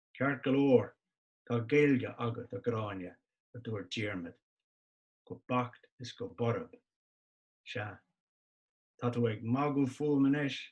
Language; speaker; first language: Irish; non-native, local second language; English